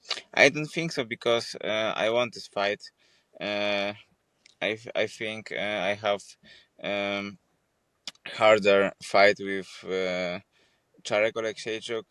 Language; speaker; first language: English; non-native, fluent; Polish